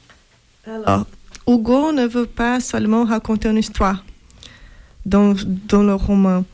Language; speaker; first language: French; non-native, fluent; Portuguese